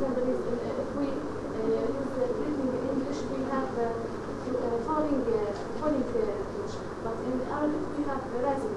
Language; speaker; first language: English; non-native, learner; Arabic